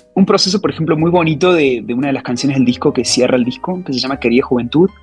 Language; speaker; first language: Spanish; native; Spanish